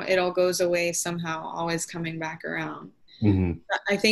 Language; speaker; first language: English; native; English